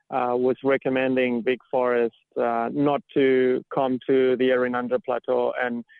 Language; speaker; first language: English; non-native, fluent; Catalan